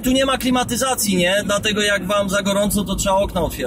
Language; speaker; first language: Polish; native; Polish